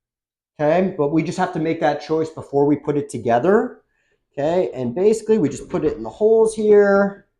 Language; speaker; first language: English; native; English